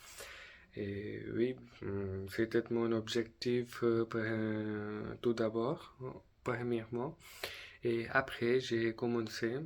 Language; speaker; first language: French; non-native, learner; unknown